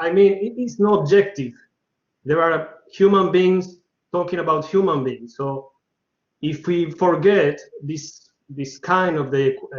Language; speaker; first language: English; non-native, learner; Spanish